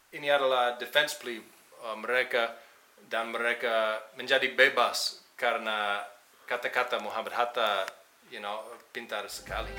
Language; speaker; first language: Indonesian; non-native, fluent; English